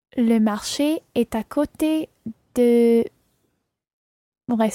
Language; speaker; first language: French; non-native, learner; English